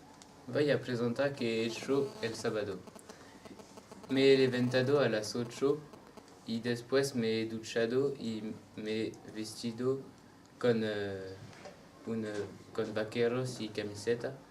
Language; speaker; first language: Spanish; non-native, learner; French